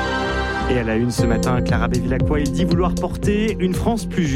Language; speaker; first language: French; native; French